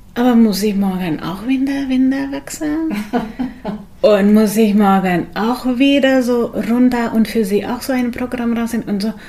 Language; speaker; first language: German; non-native, fluent; Hungarian